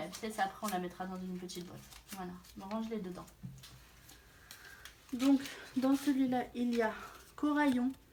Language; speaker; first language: French; native; French